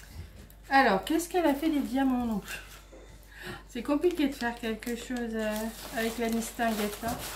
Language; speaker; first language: French; native; French